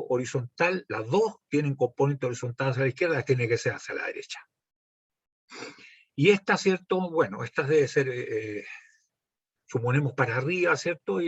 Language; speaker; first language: Spanish; native; Spanish